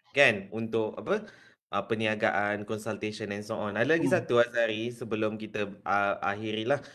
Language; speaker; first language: Malay; native; Malay